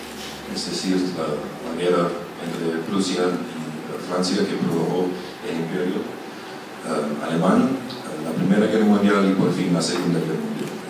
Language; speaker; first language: Spanish; non-native, fluent; German